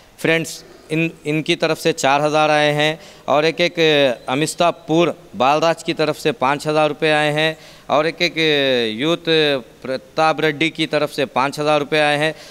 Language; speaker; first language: Hindi; non-native, local second language; Urdu